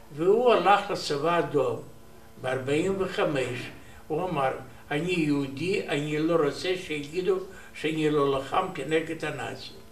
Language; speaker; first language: Hebrew; non-native, learner; Romanian